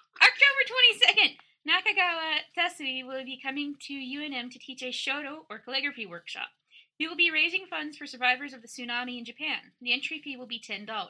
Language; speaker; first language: English; native; English